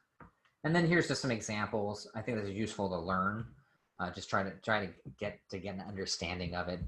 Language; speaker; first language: English; native; English